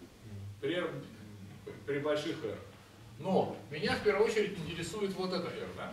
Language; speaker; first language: Russian; native; Russian